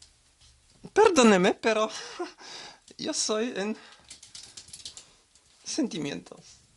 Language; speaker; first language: Spanish; non-native, learner; French